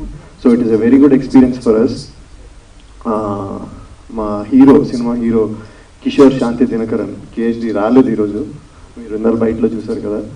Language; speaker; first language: Telugu; native; Telugu